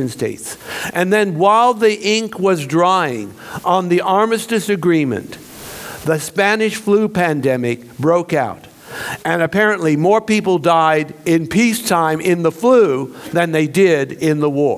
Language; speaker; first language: English; native; English